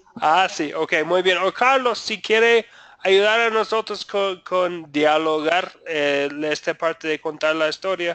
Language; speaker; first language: Spanish; non-native, fluent; English